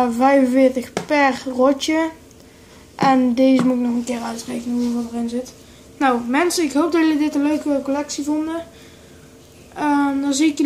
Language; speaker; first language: Dutch; native; Dutch